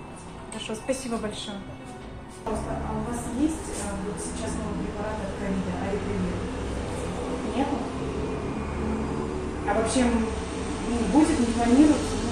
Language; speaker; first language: Russian; native; Russian